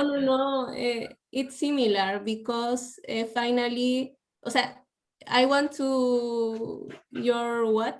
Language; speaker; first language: English; non-native, learner; Spanish